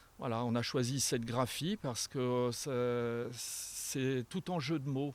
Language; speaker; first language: French; native; French